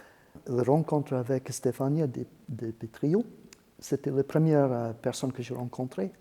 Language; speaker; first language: French; non-native, fluent; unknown